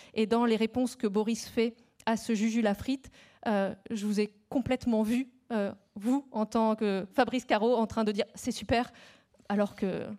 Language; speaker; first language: French; native; French